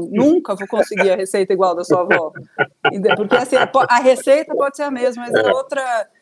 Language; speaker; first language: Portuguese; native; Portuguese